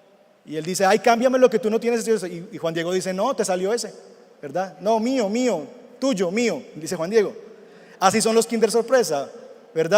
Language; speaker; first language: Spanish; native; Spanish